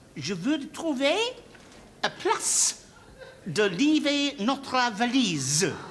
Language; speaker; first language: French; non-native, learner; English